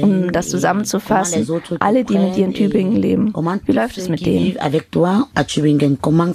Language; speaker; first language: German; non-native, fluent; French